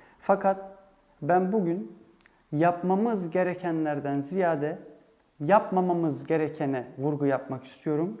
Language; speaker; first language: Turkish; early bilingual, heritage; Turkish